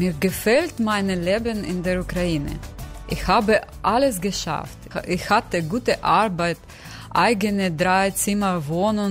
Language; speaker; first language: German; non-native, learner; Ukrainian